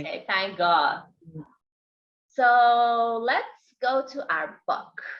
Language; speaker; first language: English; non-native, fluent; Persian